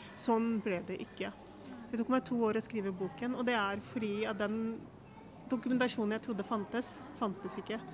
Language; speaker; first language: Norwegian; early bilingual, other home language; Urdu